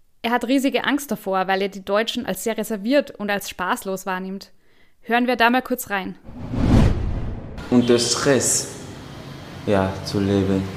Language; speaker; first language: German; native; German